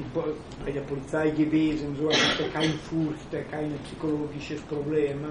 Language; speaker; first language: German; non-native, fluent; Italian